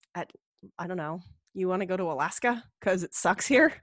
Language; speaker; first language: English; native; English